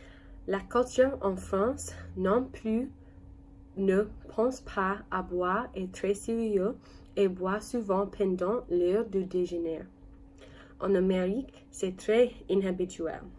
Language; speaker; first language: French; non-native, learner; English